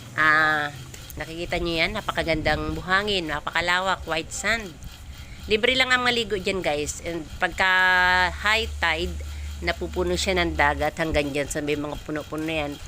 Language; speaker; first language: Filipino; non-native, local second language; Bikol